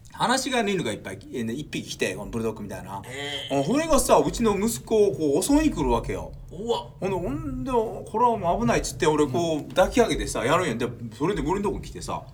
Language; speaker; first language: Japanese; native; Japanese